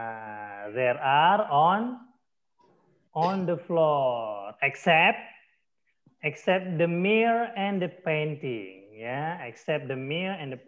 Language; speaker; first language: English; non-native, learner; Indonesian